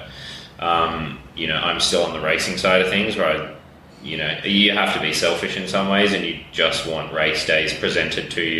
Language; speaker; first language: English; native; English